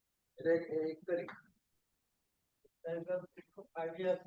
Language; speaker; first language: Hindi; non-native, local second language; Bangla